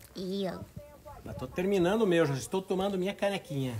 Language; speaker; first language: Portuguese; native; Portuguese